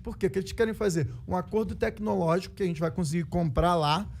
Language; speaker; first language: Portuguese; native; Portuguese